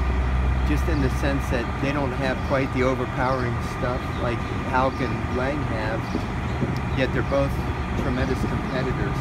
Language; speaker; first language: English; native; English